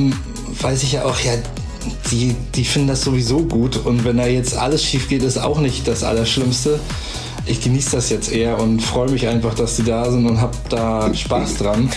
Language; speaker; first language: German; native; German